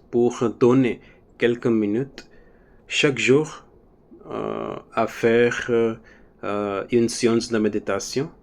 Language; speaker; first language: French; non-native, learner; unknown